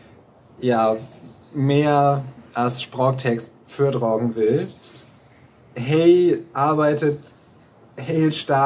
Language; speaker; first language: German; native; German